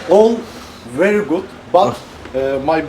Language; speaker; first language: English; non-native, learner; Turkish